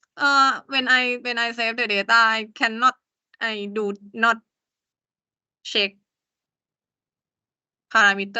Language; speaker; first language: English; non-native, learner; Thai